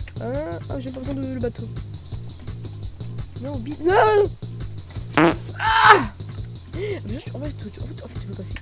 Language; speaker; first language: French; native; French